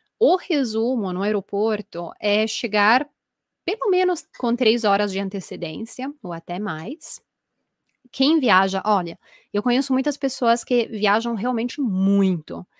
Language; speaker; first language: Portuguese; non-native, fluent; Italian